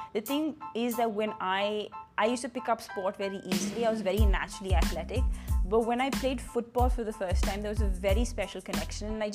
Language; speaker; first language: English; non-native, local second language; Punjabi